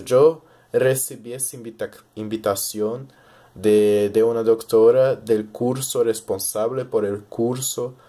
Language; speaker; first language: Spanish; early bilingual, heritage; Portuguese